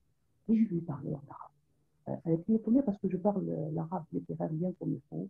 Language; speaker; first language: French; non-native, local second language; Arabic